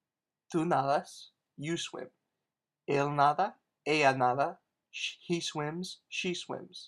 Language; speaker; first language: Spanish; non-native, fluent; English